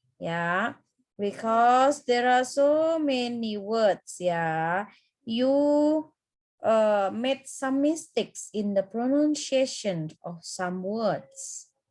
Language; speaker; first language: English; non-native, fluent; Indonesian